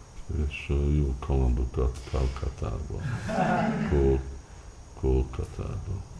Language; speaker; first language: Hungarian; early bilingual, heritage; Hungarian